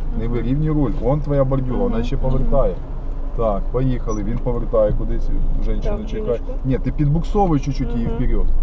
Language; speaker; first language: Ukrainian; non-native, local second language; Russian